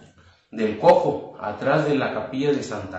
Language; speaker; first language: Spanish; native; Spanish